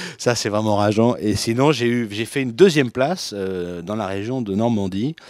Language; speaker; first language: French; native; French